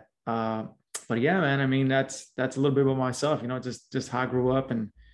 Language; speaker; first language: English; native; English